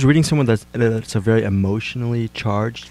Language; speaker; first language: English; native; English